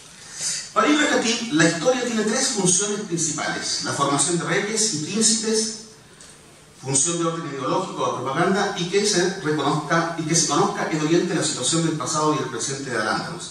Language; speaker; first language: Spanish; native; Spanish